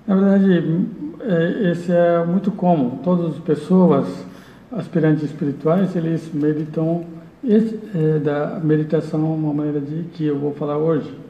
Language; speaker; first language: Portuguese; non-native, learner; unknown